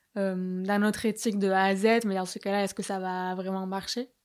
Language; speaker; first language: French; native; French